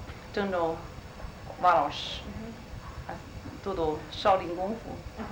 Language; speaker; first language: Hungarian; non-native, learner; Chinese